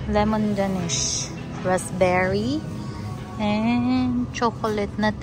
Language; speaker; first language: English; non-native, local second language; Filipino